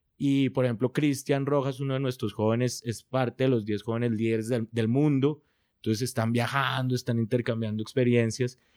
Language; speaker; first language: Spanish; native; Spanish